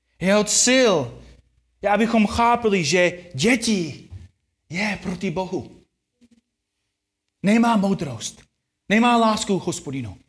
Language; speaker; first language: Czech; non-native, fluent; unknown